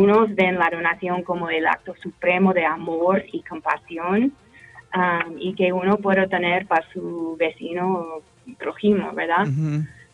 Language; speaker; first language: Spanish; non-native, fluent; English